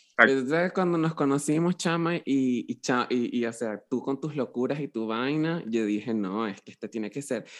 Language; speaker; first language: Spanish; native; Spanish